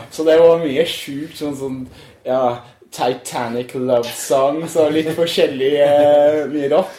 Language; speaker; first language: Norwegian; non-native, fluent; English